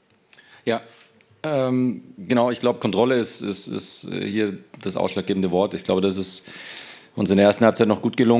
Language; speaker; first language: German; native; German